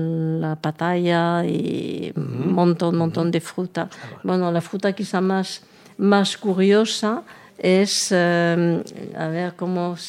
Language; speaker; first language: Spanish; non-native, fluent; French